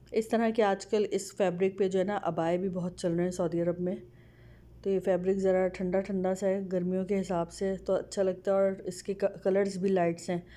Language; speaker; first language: Urdu; native; Urdu